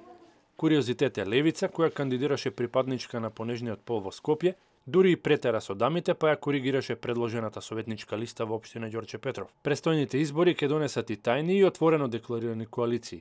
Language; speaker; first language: Macedonian; native; Macedonian